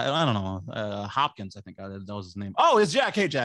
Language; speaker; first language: English; native; English